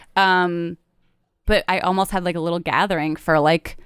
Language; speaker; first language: English; native; English